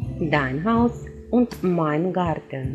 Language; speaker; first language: German; non-native, fluent; Ukrainian